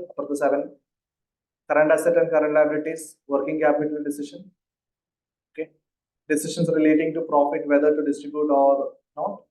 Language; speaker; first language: English; non-native, local second language; Malayalam